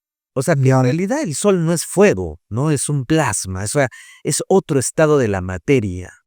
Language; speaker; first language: Spanish; native; Spanish